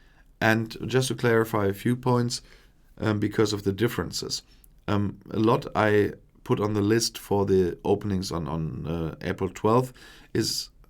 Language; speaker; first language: English; non-native, fluent; German